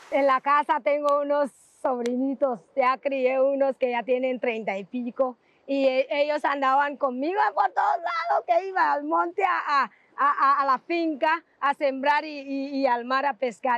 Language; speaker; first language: Spanish; non-native, local second language; English